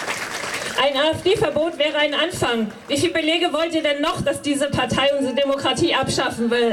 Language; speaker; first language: German; native; German